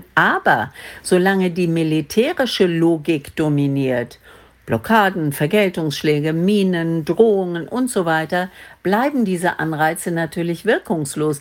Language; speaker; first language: German; native; German